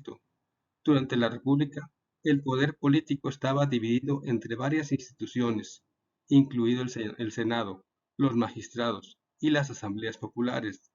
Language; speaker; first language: Spanish; native; Spanish